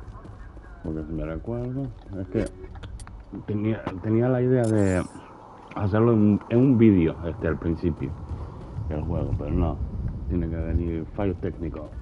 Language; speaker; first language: Spanish; non-native, fluent; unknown